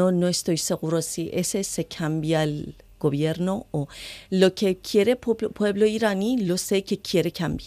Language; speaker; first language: Spanish; non-native, learner; Persian